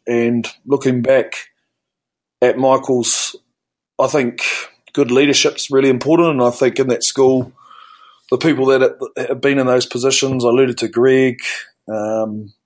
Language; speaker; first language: English; native; English